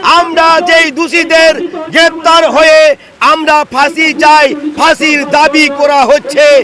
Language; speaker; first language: Bangla; non-native, local second language; Santali